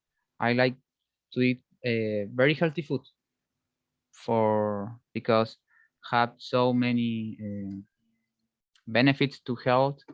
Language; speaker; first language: English; non-native, learner; Spanish